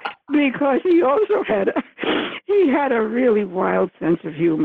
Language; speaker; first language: English; early bilingual, other home language; Spanish